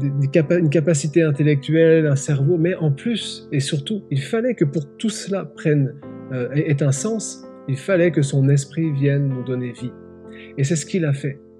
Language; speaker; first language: French; native; French